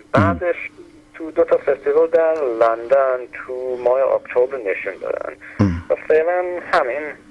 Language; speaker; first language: Persian; early bilingual, heritage; Persian